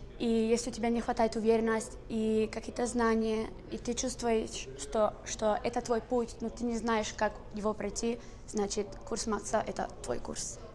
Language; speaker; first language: Russian; early bilingual, heritage; Italian